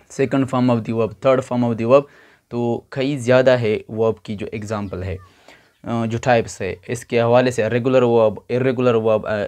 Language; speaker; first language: Urdu; non-native, local second language; Pashto